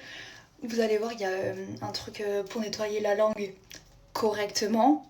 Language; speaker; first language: French; native; French